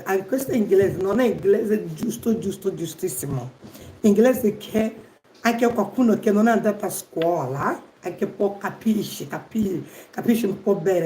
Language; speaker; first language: Italian; non-native, learner; Igbo